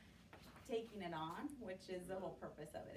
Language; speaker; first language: English; native; English